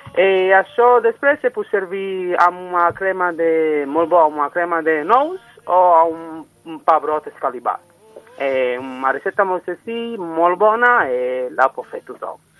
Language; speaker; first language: Catalan; non-native, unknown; Italian